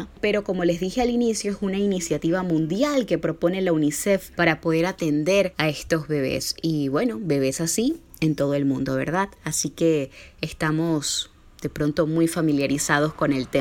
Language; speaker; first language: Spanish; native; Spanish